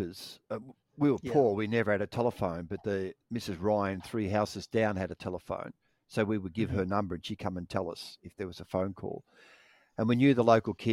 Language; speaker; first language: English; native; English